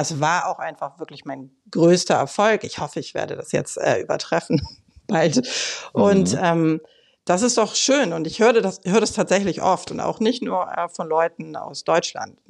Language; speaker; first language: German; native; German